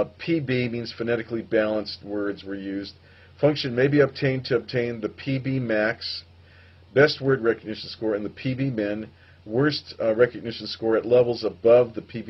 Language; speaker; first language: English; native; English